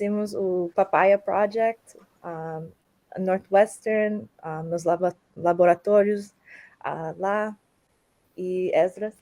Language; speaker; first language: Portuguese; early bilingual, heritage; Portuguese